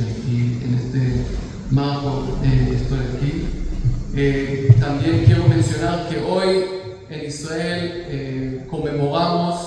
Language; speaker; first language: Spanish; non-native, fluent; Hebrew